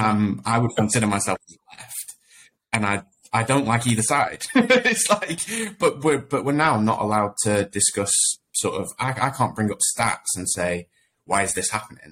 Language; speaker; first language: English; native; English